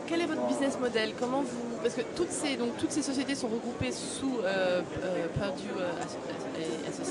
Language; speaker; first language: French; native; French